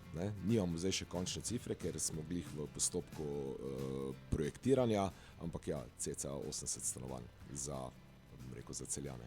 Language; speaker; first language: Slovenian; native; Slovenian